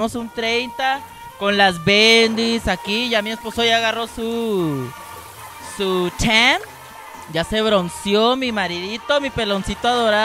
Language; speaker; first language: Spanish; native; Spanish